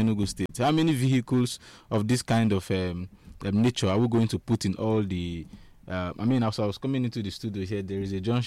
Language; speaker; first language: English; non-native, local second language; Igbo